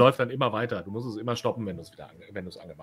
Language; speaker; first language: German; native; German